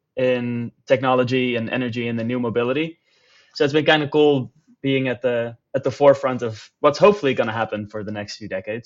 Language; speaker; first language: English; non-native, fluent; Dutch